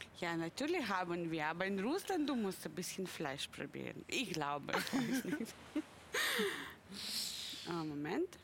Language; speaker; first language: German; non-native, learner; Russian